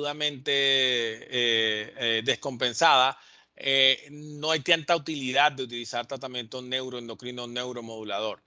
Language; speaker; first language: Spanish; native; Spanish